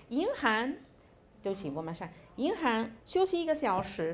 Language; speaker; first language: Chinese; non-native, fluent; Italian